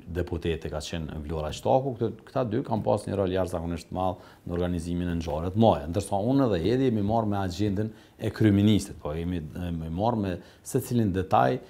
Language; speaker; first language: Albanian; native; Albanian